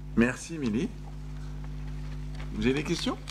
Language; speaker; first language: French; native; French